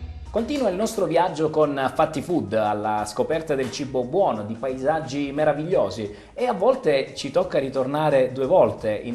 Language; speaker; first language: Italian; native; Italian